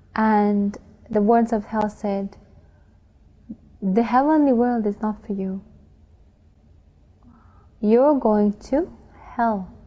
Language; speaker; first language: English; non-native, local second language; Sinhala